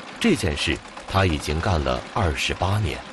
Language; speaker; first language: Chinese; native; Chinese